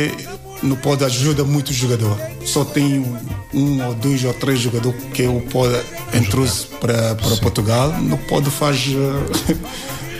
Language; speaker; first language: Portuguese; non-native, learner; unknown